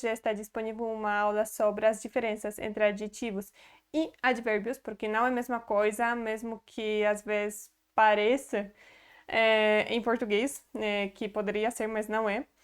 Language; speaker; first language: Portuguese; non-native, fluent; Polish